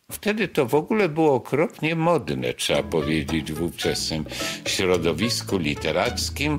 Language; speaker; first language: Polish; native; Polish